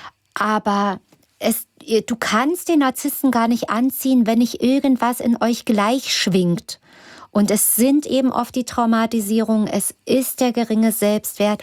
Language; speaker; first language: German; native; German